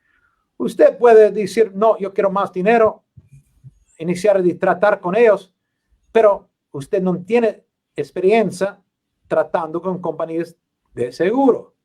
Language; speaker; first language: Spanish; non-native, learner; English